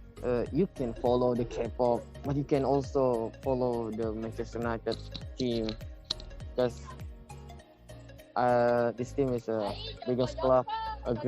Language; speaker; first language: English; non-native, learner; Indonesian